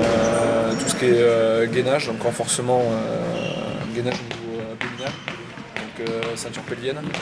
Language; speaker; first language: French; native; French